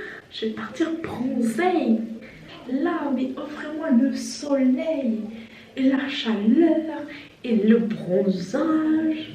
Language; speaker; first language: French; native; French